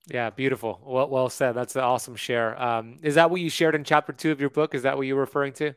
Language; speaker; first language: English; native; English